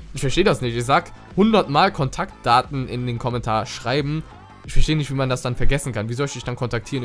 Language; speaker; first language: German; native; German